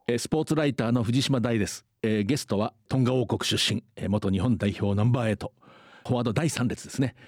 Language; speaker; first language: Japanese; native; Japanese